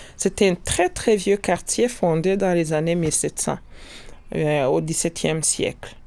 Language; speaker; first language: French; non-native, local second language; Kinyarwanda